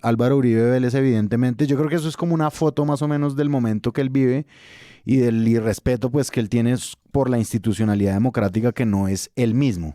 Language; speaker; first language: Spanish; native; Spanish